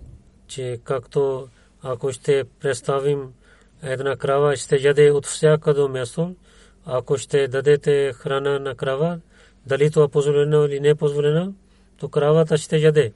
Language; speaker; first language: Bulgarian; non-native, learner; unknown